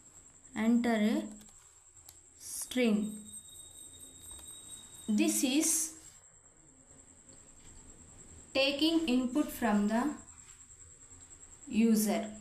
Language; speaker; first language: English; non-native, local second language; Telugu